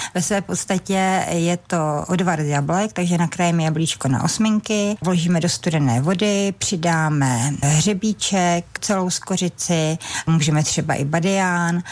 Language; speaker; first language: Czech; native; Czech